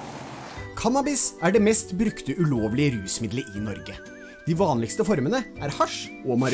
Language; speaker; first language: Norwegian; native; Norwegian